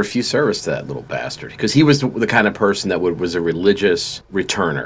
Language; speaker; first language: English; native; English